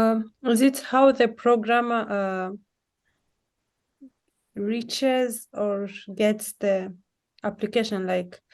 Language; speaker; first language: English; non-native, fluent; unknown